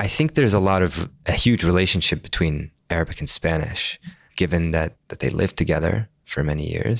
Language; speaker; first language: English; non-native, fluent; Arabic